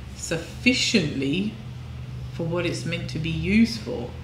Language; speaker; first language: English; native; English